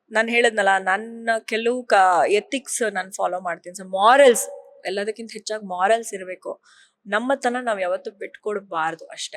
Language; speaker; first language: Kannada; native; Kannada